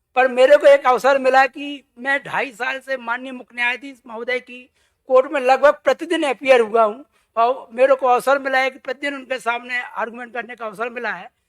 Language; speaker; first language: Hindi; native; Hindi